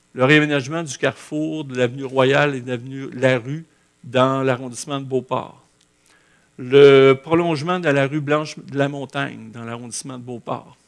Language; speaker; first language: French; native; French